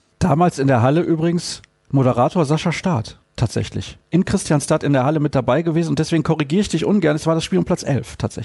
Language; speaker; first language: German; native; German